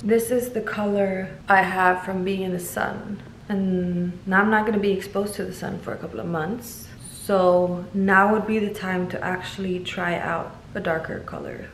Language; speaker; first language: English; non-native, fluent; Swedish